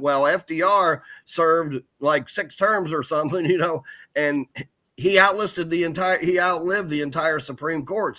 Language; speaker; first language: English; native; English